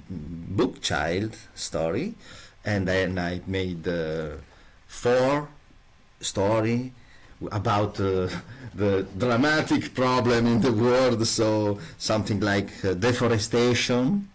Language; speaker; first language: English; non-native, learner; Italian